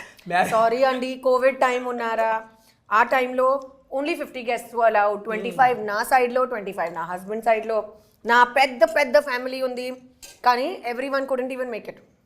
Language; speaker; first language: Telugu; non-native, fluent; Hindi